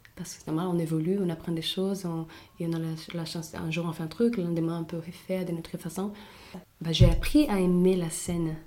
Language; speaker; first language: French; non-native, fluent; Portuguese